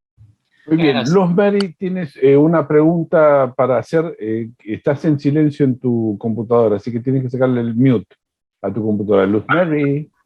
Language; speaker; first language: Spanish; native; Spanish